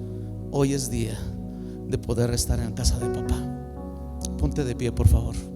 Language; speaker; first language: Spanish; native; Spanish